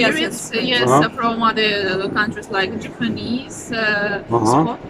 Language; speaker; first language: English; non-native, fluent; Russian